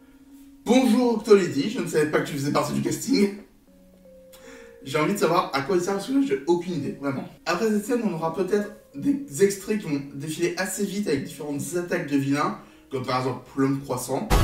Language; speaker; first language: French; native; French